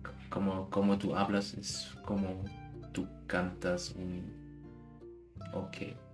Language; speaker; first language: Spanish; non-native, learner; German